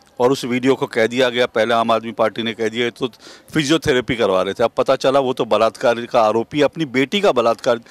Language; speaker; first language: Hindi; native; Hindi